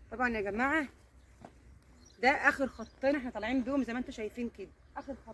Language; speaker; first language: Arabic; native; Arabic